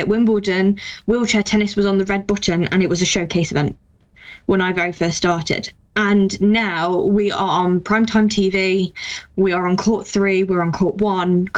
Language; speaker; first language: English; native; English